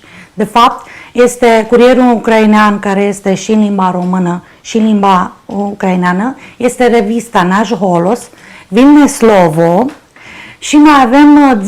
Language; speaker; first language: Romanian; non-native, local second language; Ukrainian